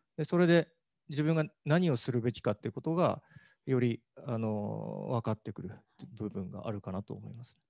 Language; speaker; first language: Japanese; native; Japanese